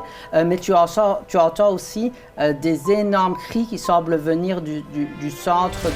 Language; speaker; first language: French; native; French